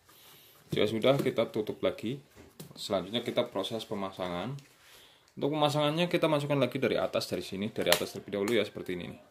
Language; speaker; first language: Indonesian; native; Indonesian